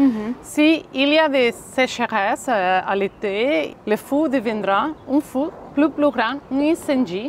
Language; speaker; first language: French; non-native, fluent; Catalan